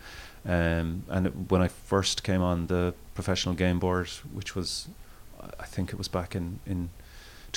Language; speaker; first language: English; native; English